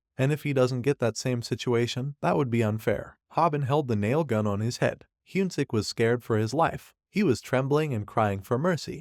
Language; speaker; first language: English; non-native, local second language; Hindi